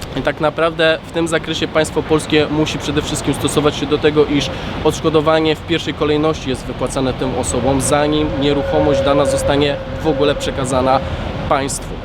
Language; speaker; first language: Polish; native; Polish